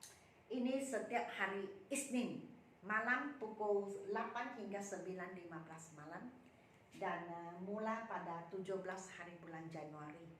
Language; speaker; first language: Malay; non-native, local second language; Min Nan Chinese